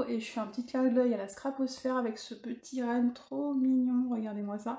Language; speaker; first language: French; native; French